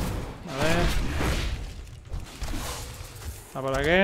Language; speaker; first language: Spanish; native; Spanish